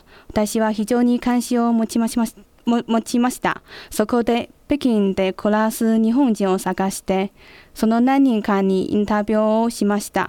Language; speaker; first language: Japanese; non-native, fluent; Chinese